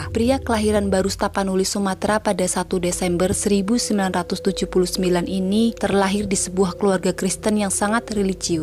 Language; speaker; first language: Indonesian; native; Indonesian